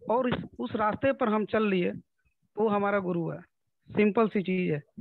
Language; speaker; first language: Hindi; native; Hindi